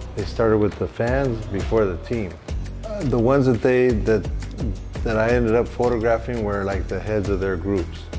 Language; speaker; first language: English; native; English